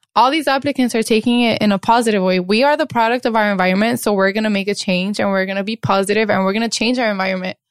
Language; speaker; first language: English; early bilingual, other home language; Spanish